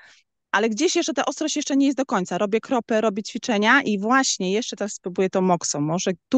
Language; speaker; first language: Polish; native; Polish